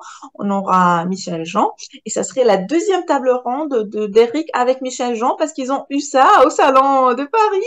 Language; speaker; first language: French; non-native, local second language; Arabic